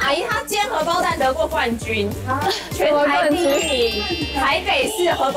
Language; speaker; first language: Chinese; native; Chinese